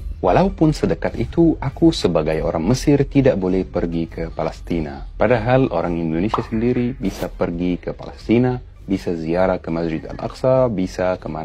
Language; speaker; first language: Indonesian; non-native, fluent; Arabic